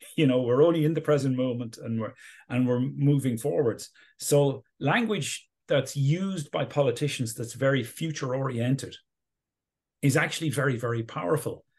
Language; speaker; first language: English; native; English